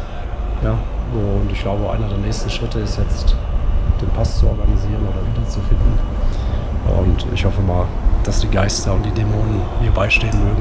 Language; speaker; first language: German; native; German